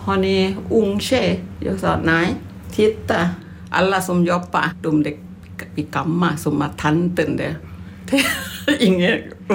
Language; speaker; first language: Swedish; non-native, learner; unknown